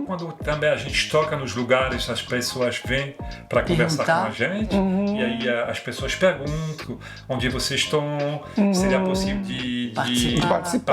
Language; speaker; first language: Portuguese; non-native, fluent; French